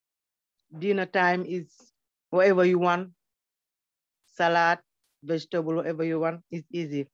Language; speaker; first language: English; non-native, learner; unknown